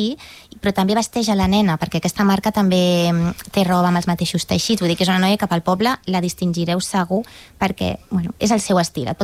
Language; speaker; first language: Catalan; native; Catalan